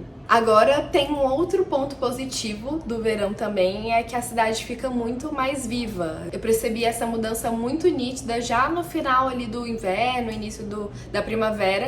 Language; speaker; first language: Portuguese; native; Portuguese